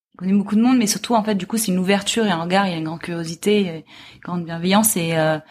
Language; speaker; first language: French; native; French